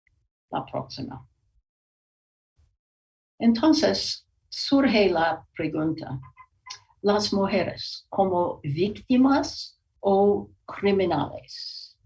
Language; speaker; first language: Spanish; non-native, learner; English